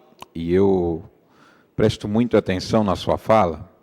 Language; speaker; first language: Portuguese; native; Portuguese